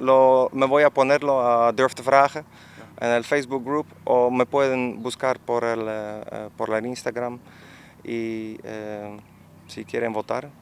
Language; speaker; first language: Spanish; non-native, fluent; Dutch